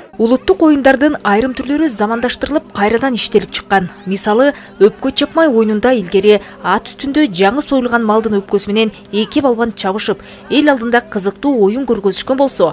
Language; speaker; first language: Kyrgyz; native; Kyrgyz